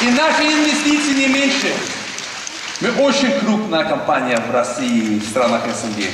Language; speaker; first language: Russian; non-native, learner; Swedish